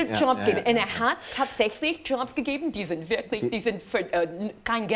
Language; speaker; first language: German; non-native, fluent; English